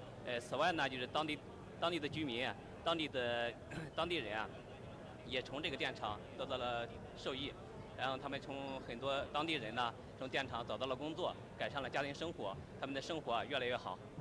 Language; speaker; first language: Chinese; native; Chinese